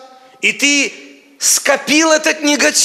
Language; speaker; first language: Polish; non-native, learner; Russian